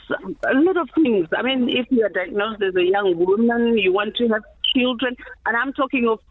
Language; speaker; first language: English; non-native, local second language; Shona